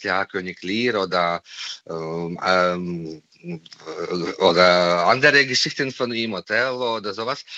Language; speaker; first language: German; non-native, fluent; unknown